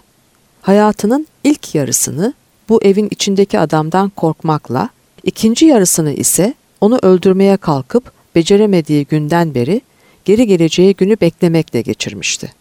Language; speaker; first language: Turkish; native; Turkish